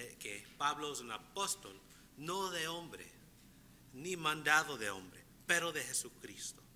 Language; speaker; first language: Spanish; non-native, fluent; English